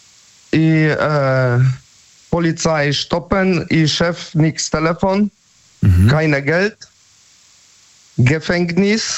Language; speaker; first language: German; non-native, learner; Polish